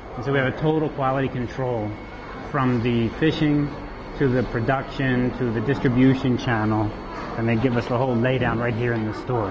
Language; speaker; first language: English; native; English